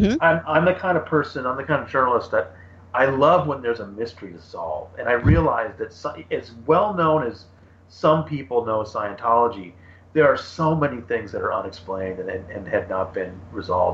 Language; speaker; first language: English; native; English